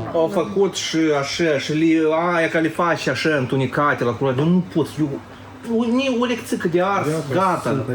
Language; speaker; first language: Romanian; native; Romanian